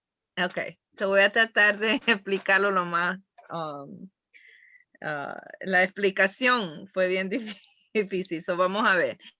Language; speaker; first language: Spanish; early bilingual, heritage; Spanish